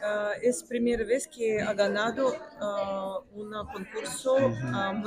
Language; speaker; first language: Spanish; non-native, fluent; Russian